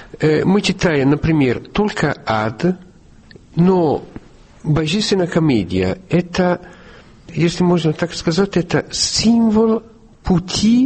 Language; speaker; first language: Russian; non-native, fluent; Italian